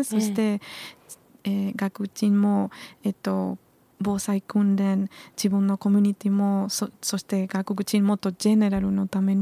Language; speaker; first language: Japanese; non-native, learner; Spanish